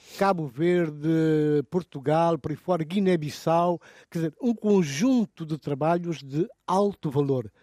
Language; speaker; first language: Portuguese; non-native, local second language; Upper Guinea Crioulo